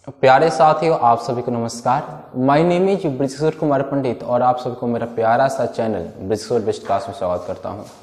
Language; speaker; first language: Hindi; native; Hindi